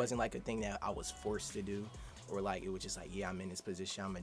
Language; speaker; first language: English; native; English